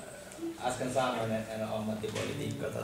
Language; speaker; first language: Finnish; non-native, learner; Turkish